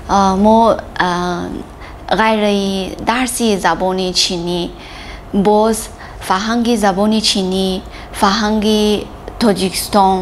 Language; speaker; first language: Persian; non-native, learner; Chinese